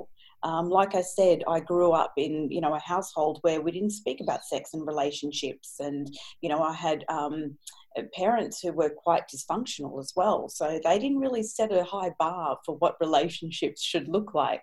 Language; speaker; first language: English; native; English